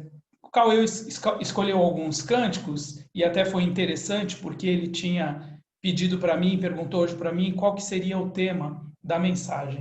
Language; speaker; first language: Portuguese; native; Portuguese